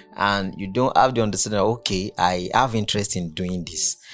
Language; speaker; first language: English; non-native, local second language; Yoruba